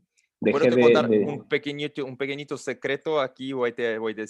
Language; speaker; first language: Spanish; non-native, learner; Portuguese